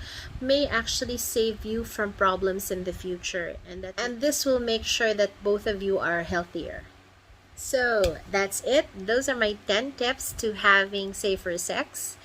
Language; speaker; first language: English; non-native, local second language; Filipino